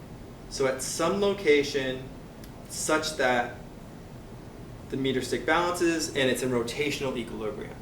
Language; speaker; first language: English; native; English